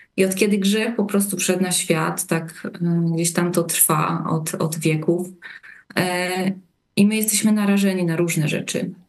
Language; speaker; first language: Polish; native; Polish